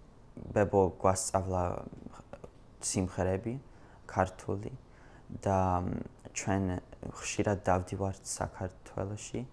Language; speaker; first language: Georgian; early bilingual, heritage; Georgian